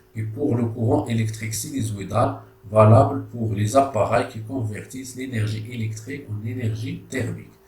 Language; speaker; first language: French; non-native, local second language; Arabic